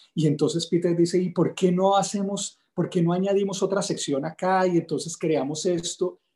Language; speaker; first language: Spanish; native; Spanish